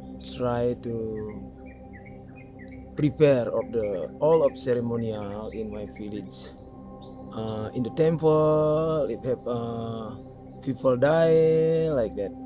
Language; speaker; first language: English; non-native, learner; Balinese